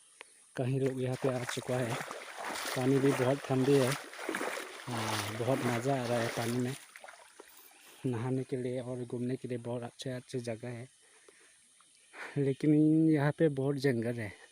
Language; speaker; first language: Hindi; non-native, local second language; Kok Borok